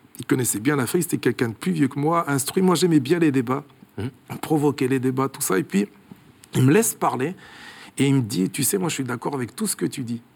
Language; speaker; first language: French; early bilingual, other home language; Kabuverdianu